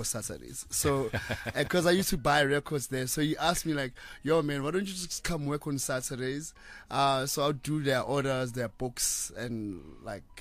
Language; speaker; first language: English; non-native, local second language; Southern Sotho